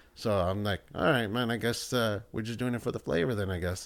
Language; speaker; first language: English; early bilingual, other home language; Spanish